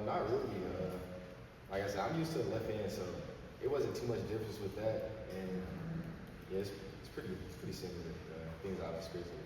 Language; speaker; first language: English; native; English